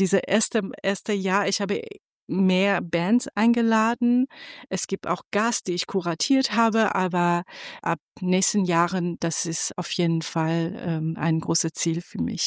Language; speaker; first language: German; non-native, fluent; Persian